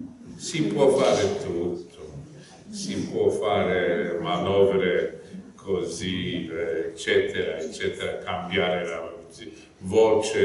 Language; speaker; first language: Italian; non-native, fluent; Polish